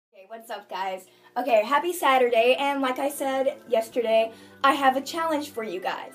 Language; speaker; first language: English; native; English